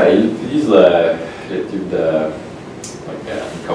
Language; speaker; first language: French; non-native, learner; Polish